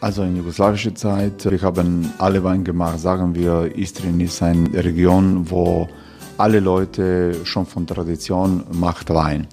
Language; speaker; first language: German; non-native, fluent; Croatian